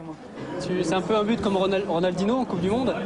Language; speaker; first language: French; native; French